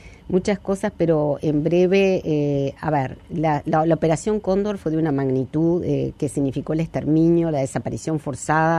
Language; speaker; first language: Spanish; native; Spanish